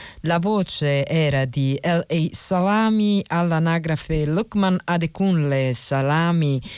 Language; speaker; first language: Italian; native; Italian